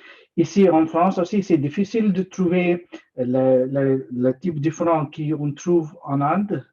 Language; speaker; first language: French; non-native, learner; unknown